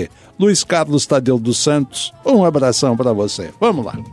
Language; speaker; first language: Portuguese; native; Portuguese